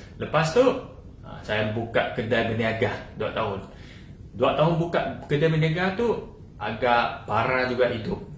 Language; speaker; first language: Malay; non-native, local second language; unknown